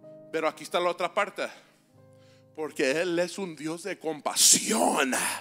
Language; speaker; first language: Spanish; native; Spanish